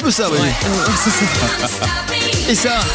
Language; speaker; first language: French; native; French